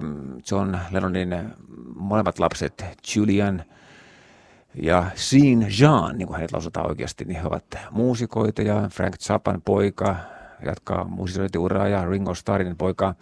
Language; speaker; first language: Finnish; native; Finnish